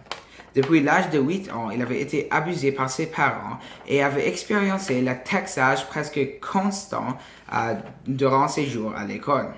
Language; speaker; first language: French; non-native, local second language; English